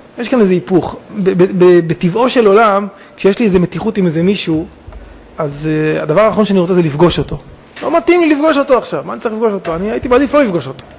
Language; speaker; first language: Hebrew; native; Hebrew